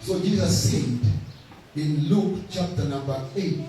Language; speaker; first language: English; non-native, local second language; Swahili